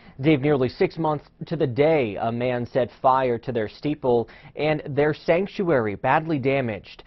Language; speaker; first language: English; native; English